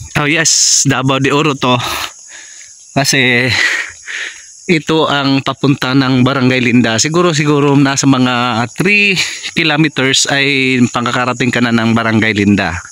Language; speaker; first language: Filipino; non-native, local second language; Cebuano